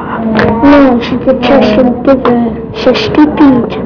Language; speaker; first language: French; non-native, learner; English